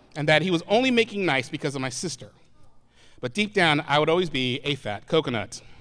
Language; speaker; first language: English; native; English